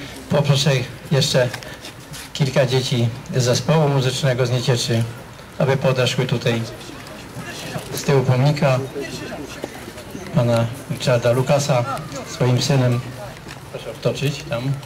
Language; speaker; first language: Polish; native; Polish